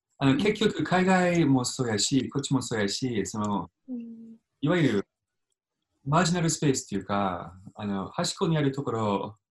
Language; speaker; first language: Japanese; non-native, fluent; English